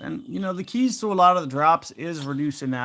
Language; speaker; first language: English; native; English